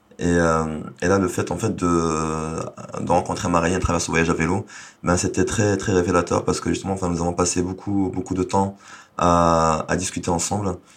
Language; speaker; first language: French; non-native, local second language; Arabic